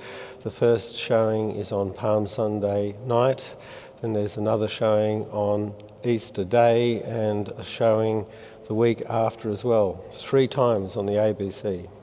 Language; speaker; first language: English; native; English